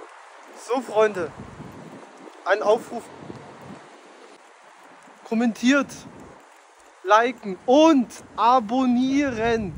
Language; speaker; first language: German; native; German